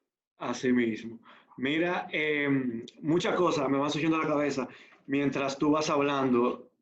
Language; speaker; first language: Spanish; native; Spanish